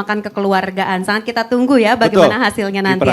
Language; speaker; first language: Indonesian; native; Indonesian